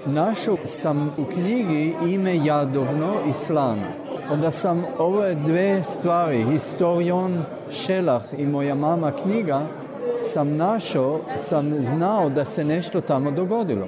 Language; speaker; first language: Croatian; early bilingual, heritage; Croatian